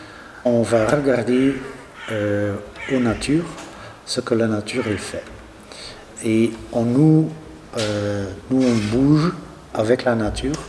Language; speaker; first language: French; non-native, local second language; Dutch